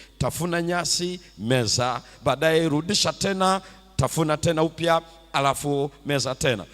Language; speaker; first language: Swahili; native; Swahili